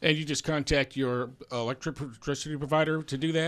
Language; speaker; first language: English; native; English